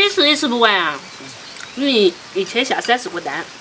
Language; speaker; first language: Chinese; native; Chinese